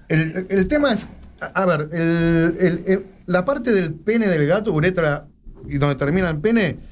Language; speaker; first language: Spanish; native; Spanish